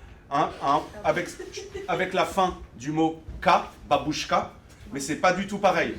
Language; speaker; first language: French; native; French